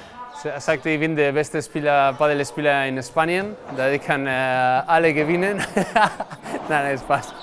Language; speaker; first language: German; non-native, learner; Spanish